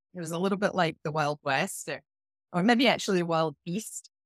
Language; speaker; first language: English; native; English